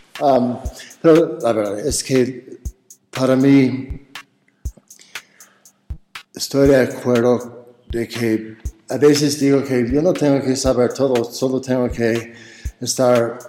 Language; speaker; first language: Spanish; non-native, fluent; English